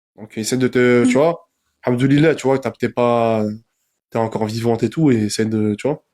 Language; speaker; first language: French; native; French